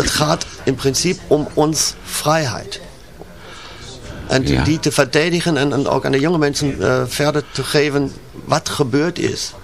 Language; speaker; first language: Dutch; non-native, learner; German